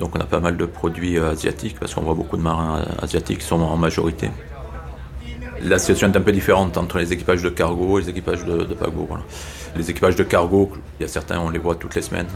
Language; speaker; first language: French; native; French